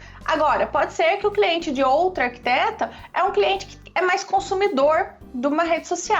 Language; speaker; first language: Portuguese; native; Portuguese